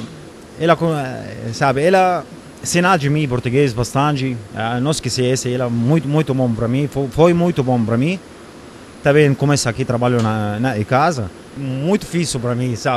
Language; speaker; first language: Portuguese; non-native, learner; Arabic